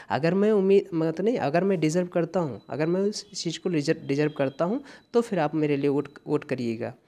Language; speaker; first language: Hindi; native; Hindi